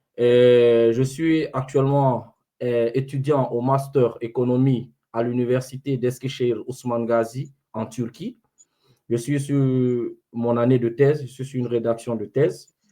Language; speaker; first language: French; non-native, local second language; Fula